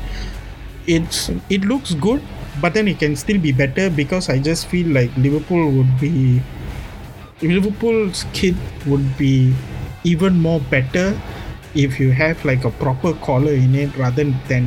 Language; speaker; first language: English; non-native, local second language; Tamil